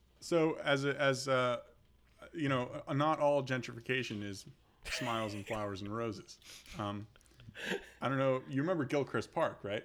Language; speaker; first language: English; native; English